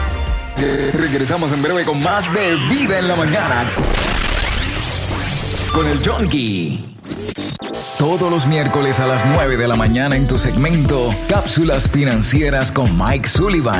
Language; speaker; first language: Spanish; native; Spanish